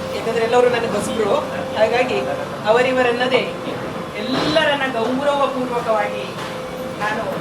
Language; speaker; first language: Kannada; native; Kannada